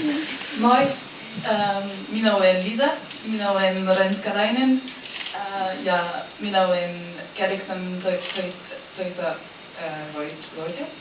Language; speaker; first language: Finnish; non-native, learner; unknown